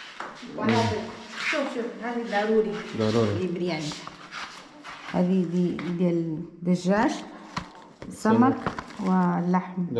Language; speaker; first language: Arabic; non-native, learner; Portuguese